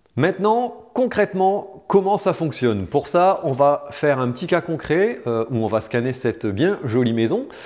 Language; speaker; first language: French; native; French